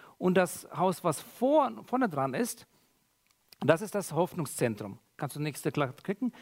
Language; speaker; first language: German; early bilingual, other home language; Russian